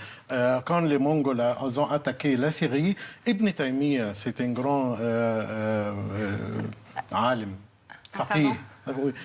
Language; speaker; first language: French; non-native, fluent; Arabic